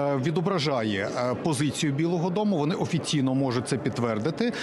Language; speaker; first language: Ukrainian; native; Ukrainian